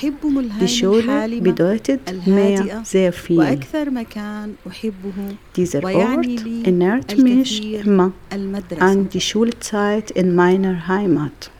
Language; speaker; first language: German; non-native, fluent; Arabic